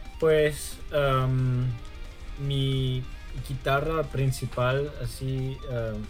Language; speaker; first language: Spanish; early bilingual, heritage; German